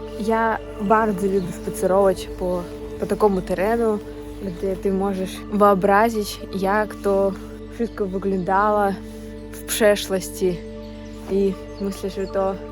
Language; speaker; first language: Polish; non-native, learner; Russian